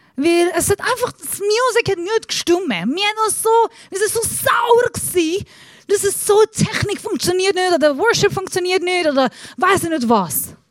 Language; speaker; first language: German; non-native, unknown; Persian